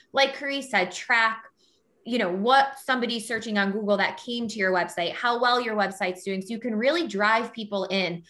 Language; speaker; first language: English; native; English